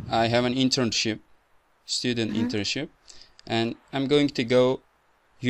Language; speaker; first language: English; non-native, fluent; Turkish